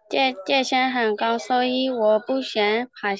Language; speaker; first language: Chinese; non-native, learner; Thai